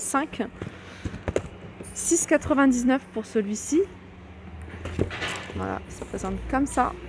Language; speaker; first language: French; native; French